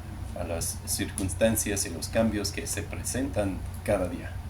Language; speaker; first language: Spanish; non-native, learner; English